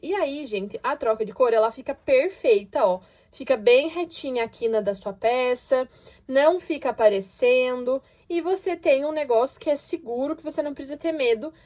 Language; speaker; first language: Portuguese; native; Portuguese